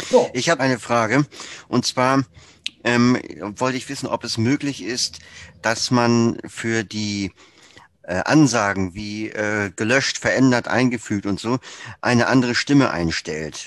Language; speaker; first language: German; native; German